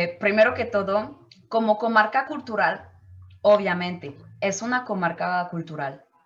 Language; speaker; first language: Spanish; non-native, fluent; French